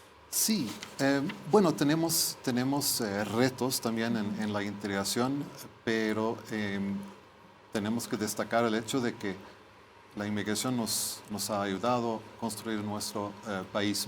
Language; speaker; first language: Spanish; non-native, fluent; Swedish